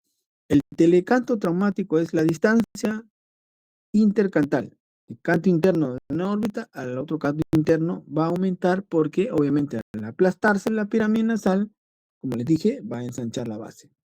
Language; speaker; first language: Spanish; native; Spanish